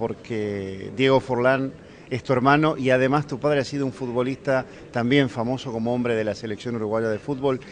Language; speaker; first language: Spanish; native; Spanish